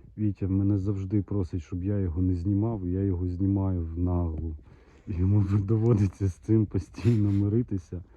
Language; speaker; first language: Ukrainian; non-native, local second language; Russian